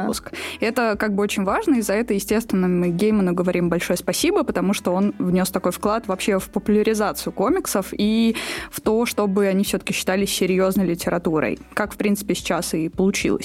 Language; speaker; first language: Russian; native; Russian